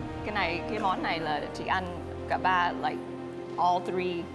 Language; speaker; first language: Vietnamese; early bilingual, heritage; English